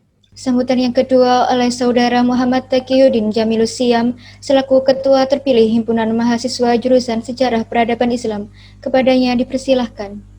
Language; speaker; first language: Malay; native; Malay